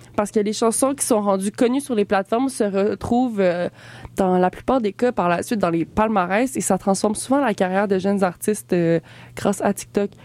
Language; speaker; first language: French; native; French